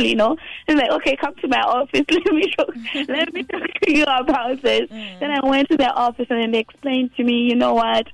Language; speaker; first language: English; non-native, local second language; Shona